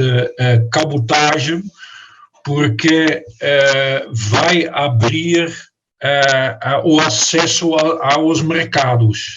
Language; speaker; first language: Portuguese; non-native, fluent; Dutch